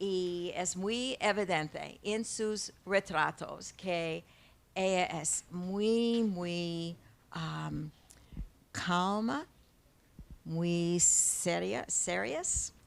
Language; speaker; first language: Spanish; non-native, learner; English